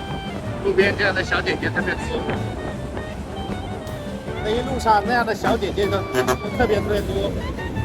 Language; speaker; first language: Chinese; native; Chinese